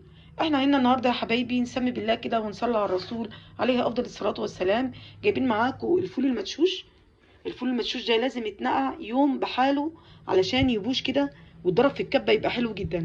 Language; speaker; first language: Arabic; native; Arabic